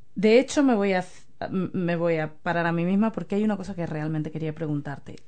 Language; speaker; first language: Spanish; native; Spanish